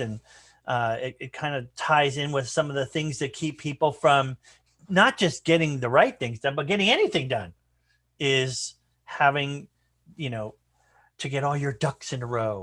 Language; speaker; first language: English; native; English